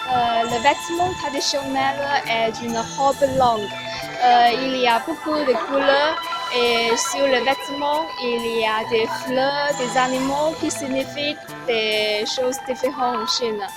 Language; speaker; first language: French; non-native, learner; Chinese